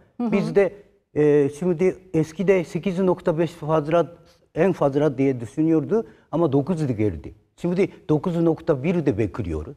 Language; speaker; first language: Turkish; non-native, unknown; Japanese